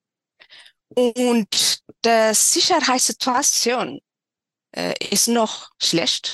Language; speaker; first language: German; non-native, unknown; Tigrinya